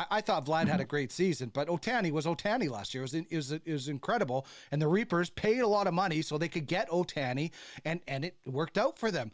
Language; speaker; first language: English; native; English